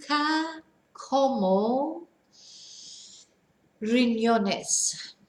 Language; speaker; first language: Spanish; non-native, fluent; English